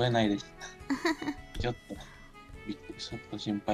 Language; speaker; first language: Japanese; non-native, fluent; Spanish